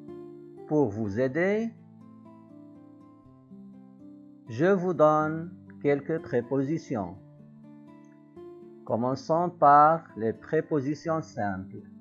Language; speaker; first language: French; non-native, local second language; Arabic